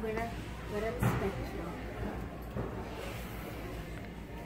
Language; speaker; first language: Italian; early bilingual, heritage; English